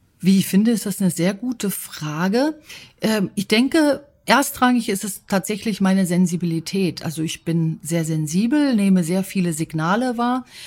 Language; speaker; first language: German; native; German